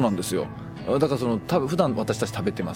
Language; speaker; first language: Japanese; native; Japanese